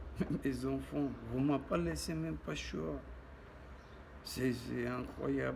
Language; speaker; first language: French; non-native, learner; Armenian